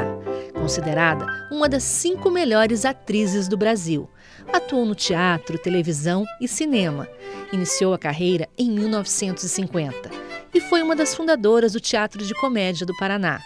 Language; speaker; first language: Portuguese; native; Portuguese